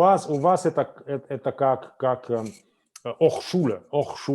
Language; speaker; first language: Russian; non-native, fluent; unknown